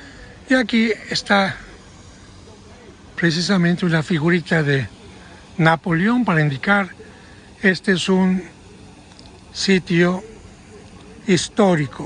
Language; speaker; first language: Spanish; native; Spanish